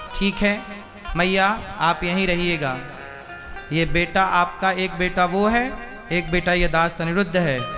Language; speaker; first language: Hindi; native; Hindi